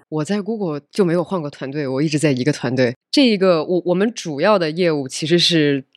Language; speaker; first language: Chinese; native; Chinese